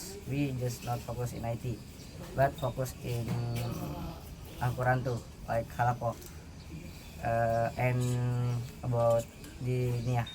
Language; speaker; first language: English; non-native, learner; Indonesian